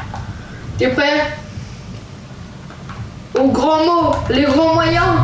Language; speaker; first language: French; native; French